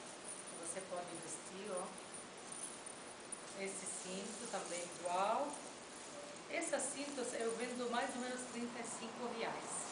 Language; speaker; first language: Portuguese; non-native, fluent; Arabic